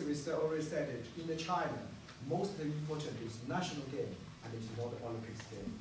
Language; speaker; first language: English; non-native, learner; Chinese